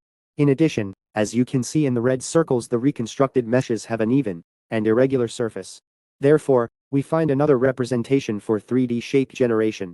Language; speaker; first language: English; non-native, fluent; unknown